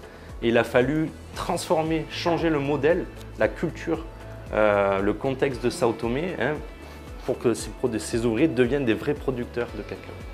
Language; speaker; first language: French; native; French